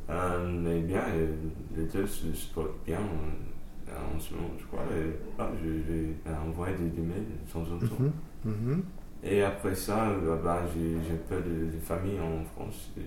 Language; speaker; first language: French; non-native, fluent; English